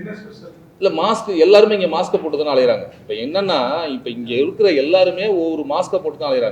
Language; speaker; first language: Tamil; native; Tamil